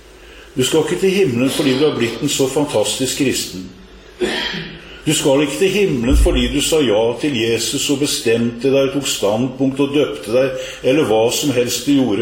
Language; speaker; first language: Norwegian; native; Norwegian